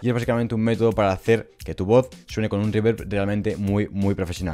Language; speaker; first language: Spanish; native; Spanish